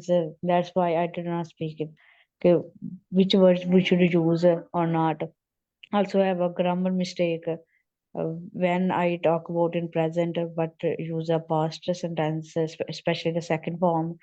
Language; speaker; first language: English; non-native, learner; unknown